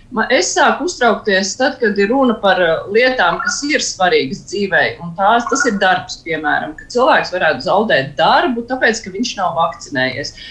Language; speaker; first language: Latvian; native; Latvian